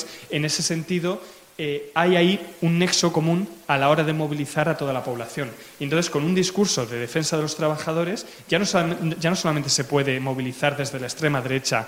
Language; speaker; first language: Spanish; native; Spanish